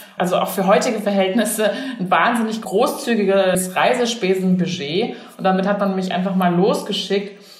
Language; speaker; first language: German; early bilingual, other home language; Chinese